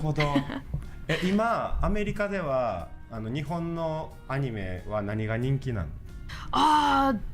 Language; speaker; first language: Japanese; native; Japanese